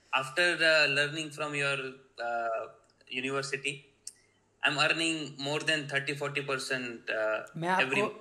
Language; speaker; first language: Hindi; non-native, local second language; Gujarati